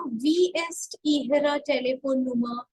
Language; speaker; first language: German; non-native, fluent; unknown